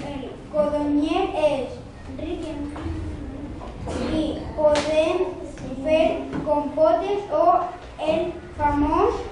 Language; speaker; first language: Catalan; non-native, local second language; Spanish